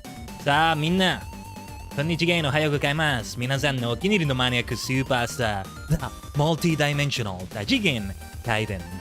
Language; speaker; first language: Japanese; non-native, learner; English